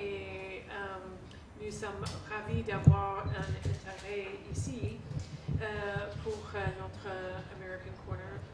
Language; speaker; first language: French; non-native, fluent; English